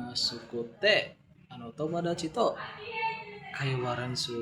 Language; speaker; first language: Japanese; non-native, learner; Indonesian